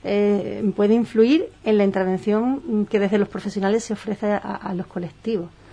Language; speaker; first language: Spanish; native; Spanish